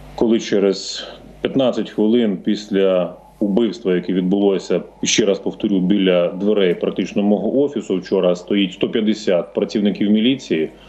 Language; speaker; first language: Ukrainian; native; Ukrainian